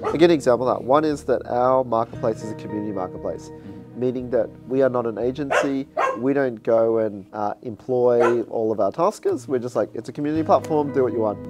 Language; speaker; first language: English; native; English